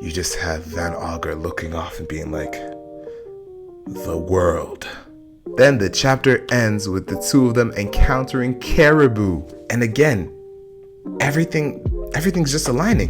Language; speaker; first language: English; native; English